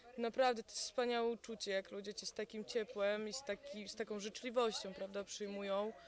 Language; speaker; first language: Polish; early bilingual, heritage; Ukrainian